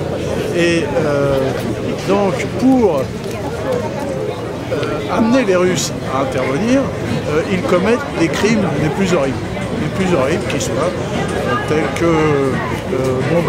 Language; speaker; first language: French; native; French